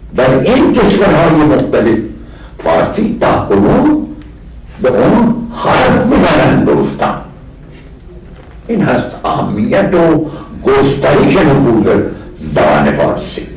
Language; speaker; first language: Persian; non-native, fluent; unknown